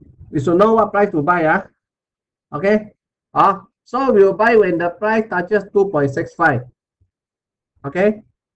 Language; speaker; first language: English; non-native, local second language; Chinese